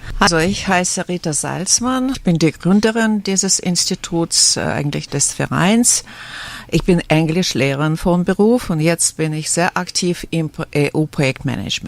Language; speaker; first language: German; non-native, fluent; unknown